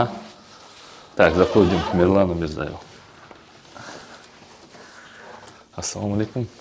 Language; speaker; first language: Russian; native; Russian